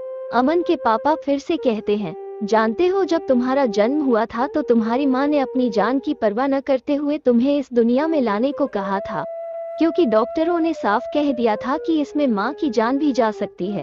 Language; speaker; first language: Hindi; native; Hindi